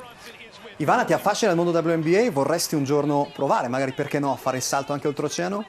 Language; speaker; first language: Italian; native; Italian